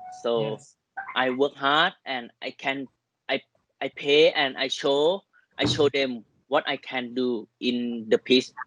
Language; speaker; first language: English; non-native, learner; Thai